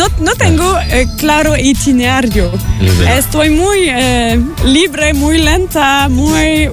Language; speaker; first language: Spanish; non-native, learner; French